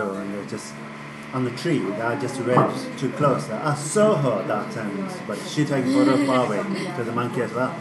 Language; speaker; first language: English; non-native, learner; Chinese